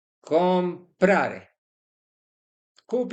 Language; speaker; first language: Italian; non-native, fluent; Serbian